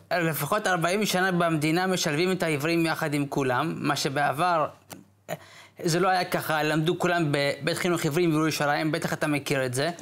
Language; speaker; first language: Hebrew; early bilingual, other home language; English